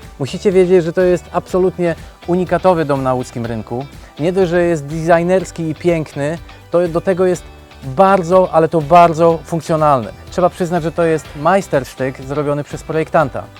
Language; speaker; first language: Polish; native; Polish